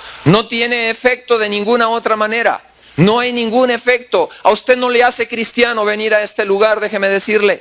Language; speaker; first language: Spanish; native; Spanish